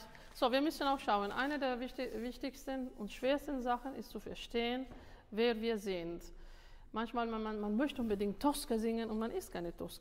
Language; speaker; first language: German; non-native, fluent; Italian